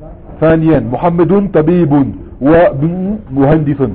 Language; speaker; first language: Arabic; non-native, fluent; French